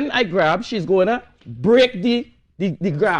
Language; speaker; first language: English; native; English